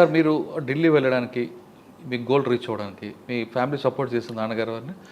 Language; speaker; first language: Telugu; native; Telugu